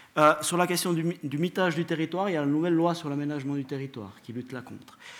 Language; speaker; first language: French; native; French